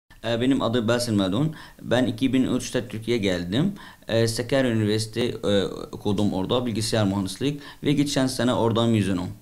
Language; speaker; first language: Turkish; non-native, fluent; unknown